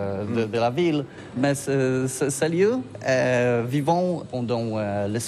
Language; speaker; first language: French; non-native, learner; Polish